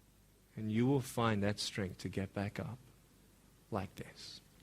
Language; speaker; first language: English; native; English